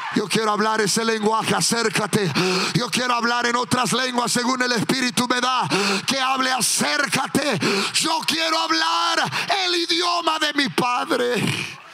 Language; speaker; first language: Spanish; early bilingual, heritage; Spanish